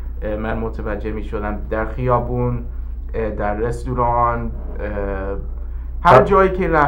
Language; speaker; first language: Persian; early bilingual, heritage; English